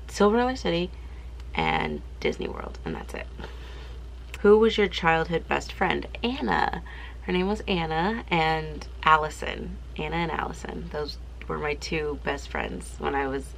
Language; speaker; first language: English; native; English